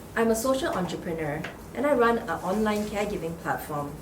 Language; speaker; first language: English; non-native, local second language; Chinese